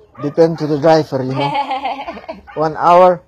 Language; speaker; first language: English; non-native, learner; Indonesian